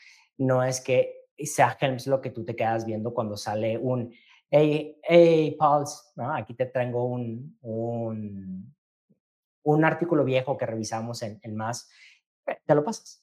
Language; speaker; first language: Spanish; native; Spanish